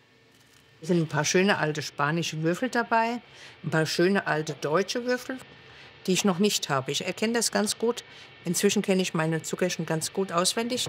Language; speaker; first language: German; native; German